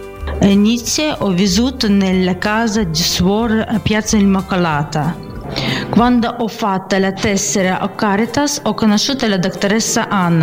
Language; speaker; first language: Italian; non-native, learner; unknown